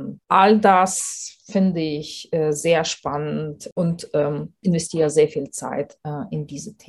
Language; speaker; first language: German; non-native, fluent; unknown